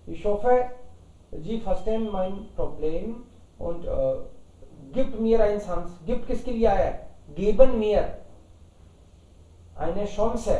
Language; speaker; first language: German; non-native, fluent; Hindi